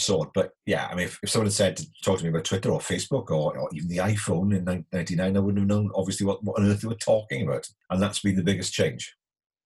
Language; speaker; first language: English; native; English